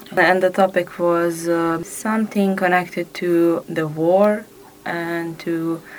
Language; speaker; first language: English; non-native, fluent; Serbian